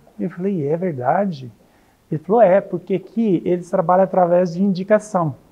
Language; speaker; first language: Portuguese; native; Portuguese